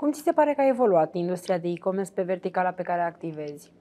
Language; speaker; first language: Romanian; native; Romanian